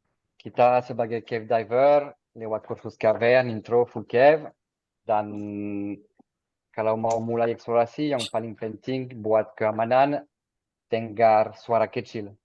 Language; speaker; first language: Indonesian; non-native, fluent; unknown